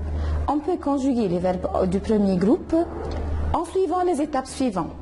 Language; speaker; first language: French; non-native, fluent; Arabic